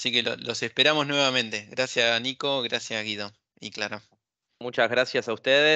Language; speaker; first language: Spanish; native; Spanish